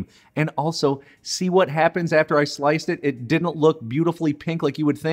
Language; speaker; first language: English; native; English